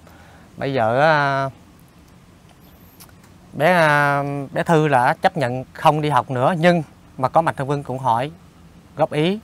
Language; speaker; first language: Vietnamese; native; Vietnamese